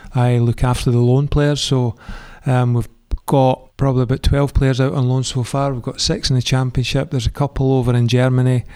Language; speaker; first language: English; native; English